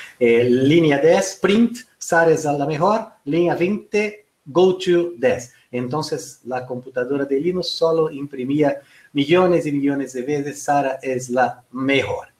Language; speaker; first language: Spanish; non-native, fluent; Portuguese